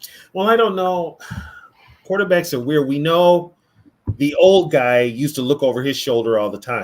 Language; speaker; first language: English; native; English